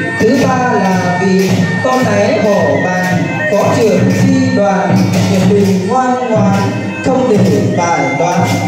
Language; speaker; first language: Vietnamese; non-native, local second language; Iu Mien